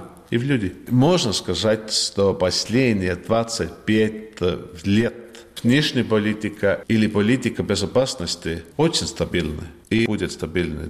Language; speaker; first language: Russian; non-native, learner; Estonian